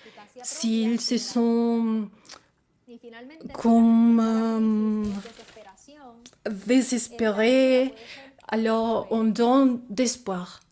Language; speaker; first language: French; non-native, fluent; Spanish